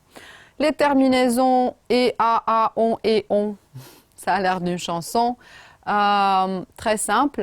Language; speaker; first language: French; non-native, fluent; Romanian